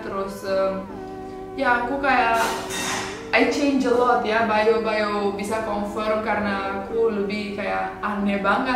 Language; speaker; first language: Indonesian; non-native, fluent; Romanian